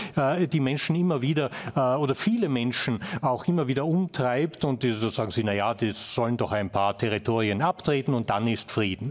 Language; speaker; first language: German; native; German